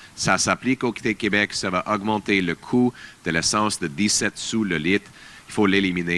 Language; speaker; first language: French; non-native, local second language; English